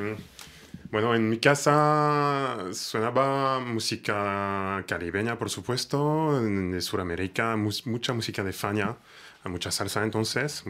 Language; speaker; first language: Spanish; non-native, fluent; French